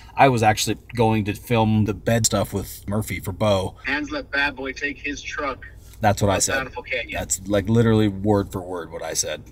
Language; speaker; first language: English; native; English